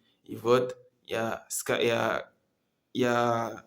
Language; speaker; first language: Russian; non-native, learner; Comorian